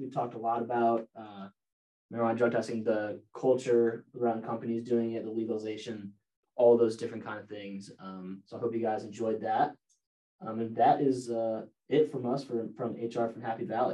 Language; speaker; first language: English; native; English